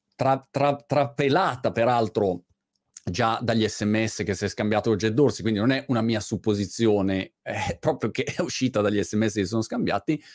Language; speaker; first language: Italian; native; Italian